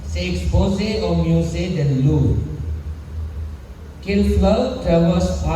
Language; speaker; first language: French; non-native, learner; Sinhala